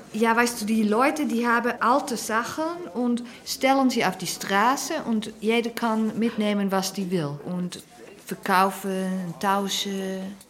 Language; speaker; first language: German; non-native, fluent; Dutch